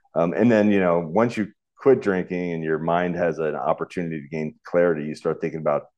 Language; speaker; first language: English; native; English